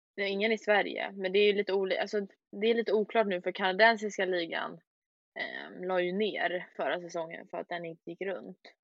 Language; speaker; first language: Swedish; native; Swedish